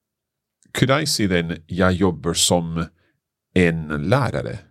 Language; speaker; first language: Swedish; non-native, learner; English